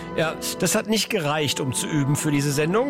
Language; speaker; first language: German; native; German